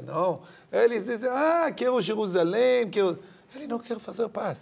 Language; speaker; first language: Portuguese; non-native, learner; Hebrew